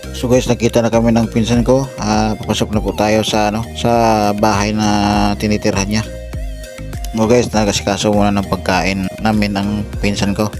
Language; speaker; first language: Filipino; non-native, local second language; Hiligaynon